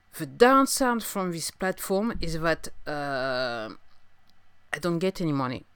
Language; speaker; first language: English; non-native, fluent; French